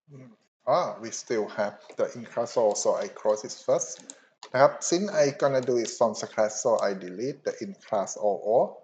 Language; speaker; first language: English; non-native, fluent; Thai